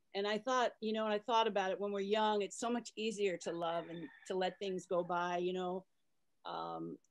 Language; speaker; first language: English; native; English